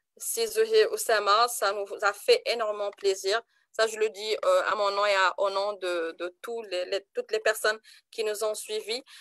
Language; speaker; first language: French; non-native, local second language; Arabic